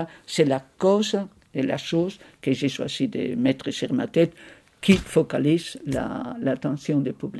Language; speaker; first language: French; non-native, fluent; Spanish